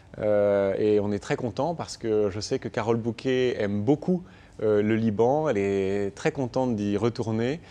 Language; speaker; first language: French; native; French